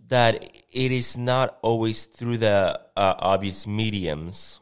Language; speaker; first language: English; non-native, fluent; Spanish